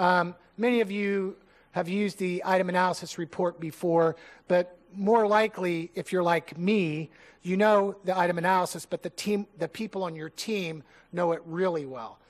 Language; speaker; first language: English; native; English